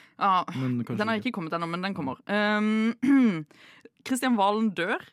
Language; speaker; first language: Norwegian; native; Norwegian